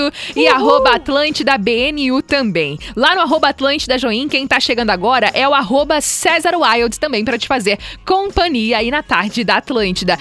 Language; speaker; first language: Portuguese; native; Portuguese